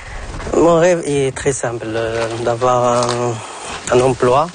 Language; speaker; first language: French; non-native, fluent; Arabic